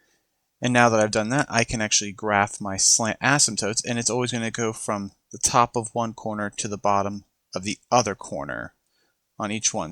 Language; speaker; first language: English; native; English